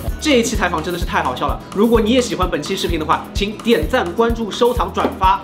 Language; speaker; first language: Chinese; native; Chinese